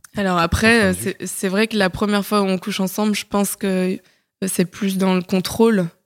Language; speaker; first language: French; native; French